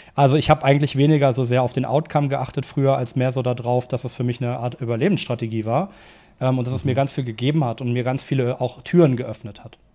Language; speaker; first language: German; native; German